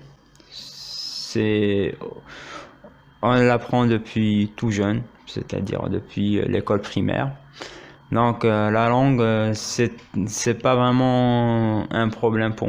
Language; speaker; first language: French; non-native, local second language; Arabic